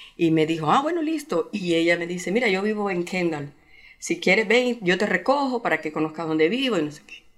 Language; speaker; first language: Spanish; native; Spanish